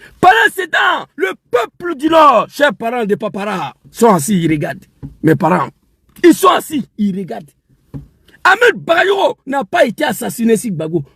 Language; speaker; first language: French; non-native, local second language; Dyula